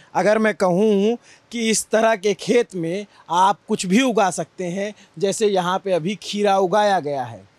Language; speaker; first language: Hindi; native; Hindi